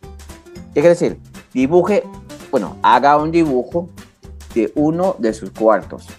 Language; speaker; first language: Spanish; native; Spanish